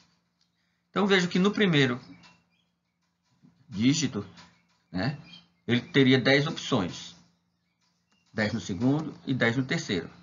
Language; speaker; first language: Portuguese; native; Portuguese